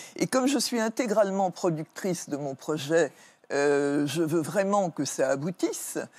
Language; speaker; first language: French; native; French